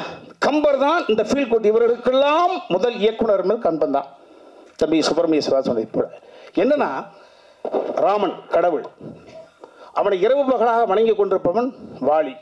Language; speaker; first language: Tamil; native; Tamil